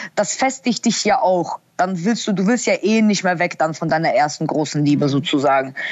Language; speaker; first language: German; early bilingual, other home language; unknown